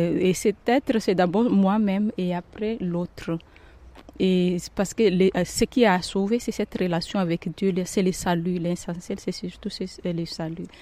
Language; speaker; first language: French; non-native, local second language; Malagasy